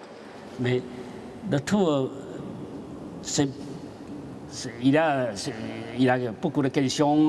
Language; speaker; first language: French; non-native, learner; Chinese